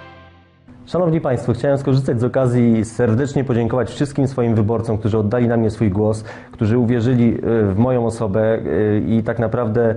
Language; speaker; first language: Polish; native; Polish